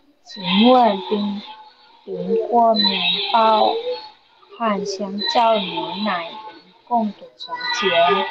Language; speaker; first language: Chinese; non-native, learner; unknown